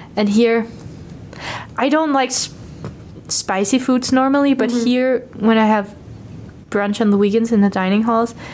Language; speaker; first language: English; non-native, fluent; Danish